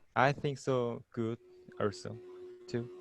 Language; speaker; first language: English; non-native, learner; Korean